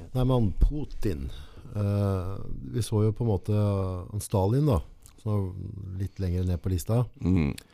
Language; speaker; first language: Norwegian; native; Norwegian